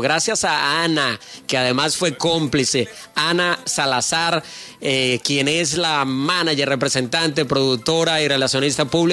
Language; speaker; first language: Spanish; native; Spanish